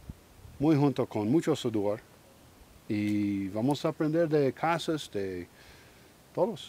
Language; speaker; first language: Spanish; non-native, learner; English